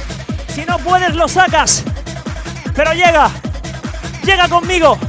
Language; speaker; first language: Spanish; native; Spanish